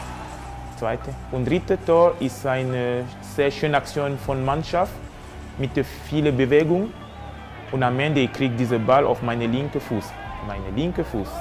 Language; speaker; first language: German; non-native, fluent; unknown